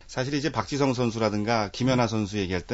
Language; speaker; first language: Korean; native; Korean